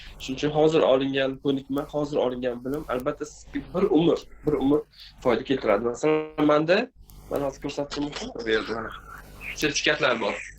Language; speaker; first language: Uzbek; non-native, local second language; Tajik